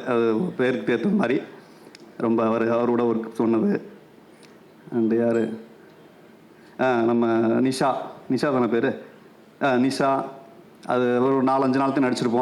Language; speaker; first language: Tamil; native; Tamil